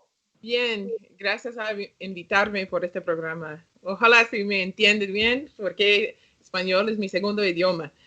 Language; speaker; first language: Spanish; non-native, learner; English